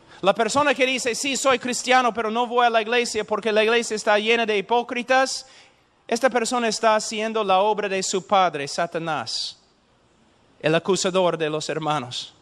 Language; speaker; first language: Spanish; non-native, fluent; English